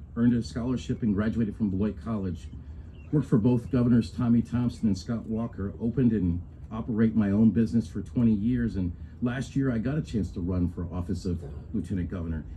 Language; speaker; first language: English; native; English